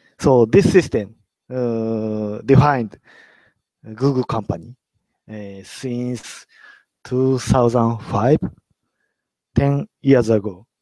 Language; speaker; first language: English; non-native, learner; Japanese